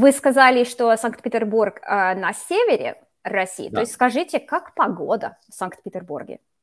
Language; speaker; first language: Russian; non-native, fluent; English